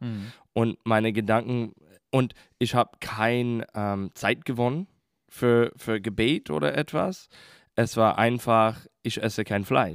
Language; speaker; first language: German; non-native, fluent; English